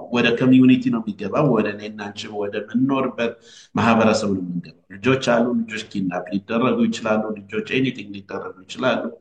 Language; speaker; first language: Amharic; native; Amharic